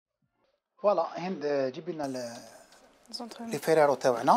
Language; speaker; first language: Arabic; native; Arabic